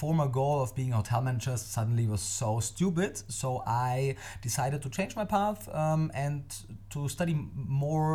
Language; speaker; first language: English; non-native, fluent; German